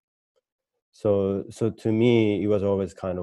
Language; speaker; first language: English; non-native, fluent; Japanese